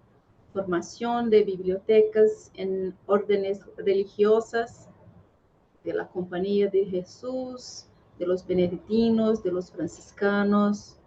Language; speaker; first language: Spanish; non-native, fluent; Portuguese